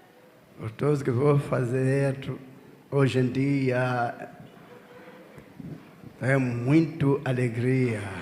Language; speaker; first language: Portuguese; non-native, learner; Lingala